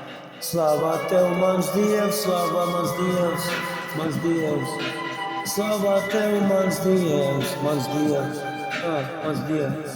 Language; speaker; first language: Latvian; non-native, local second language; Russian